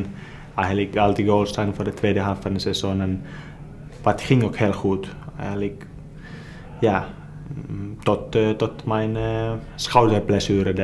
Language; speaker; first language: Dutch; non-native, fluent; Finnish